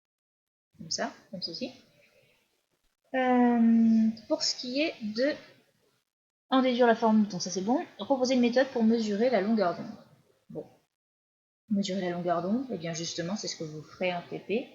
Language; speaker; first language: French; native; French